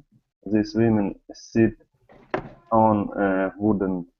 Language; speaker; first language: English; non-native, learner; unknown